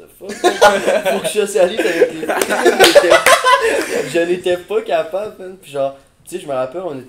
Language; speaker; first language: French; native; French